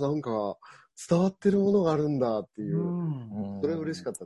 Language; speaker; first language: Japanese; native; Japanese